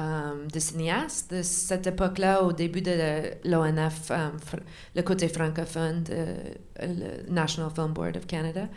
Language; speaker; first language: French; non-native, local second language; English